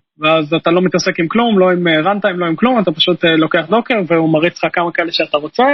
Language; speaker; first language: Hebrew; native; Hebrew